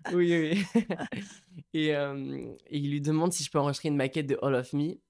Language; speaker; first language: French; native; French